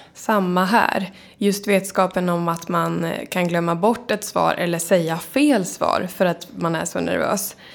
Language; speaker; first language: Swedish; native; Swedish